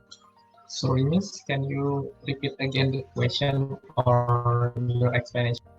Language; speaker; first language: English; non-native, learner; Indonesian